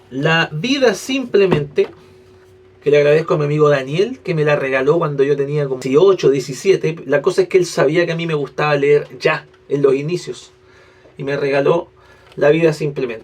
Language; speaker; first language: Spanish; native; Spanish